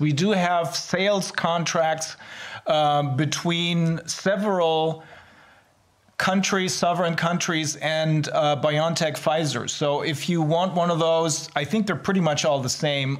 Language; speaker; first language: English; non-native, fluent; German